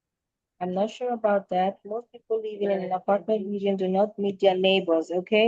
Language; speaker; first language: English; non-native, fluent; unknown